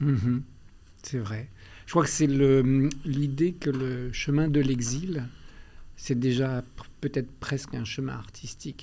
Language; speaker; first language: French; early bilingual, other home language; Albanian